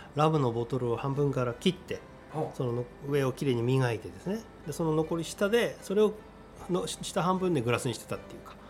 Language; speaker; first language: Japanese; native; Japanese